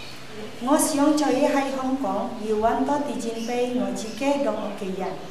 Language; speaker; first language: Cantonese; non-native, learner; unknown